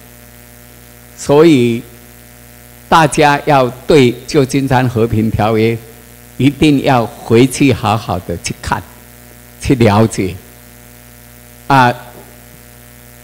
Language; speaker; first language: Chinese; non-native, local second language; Min Nan Chinese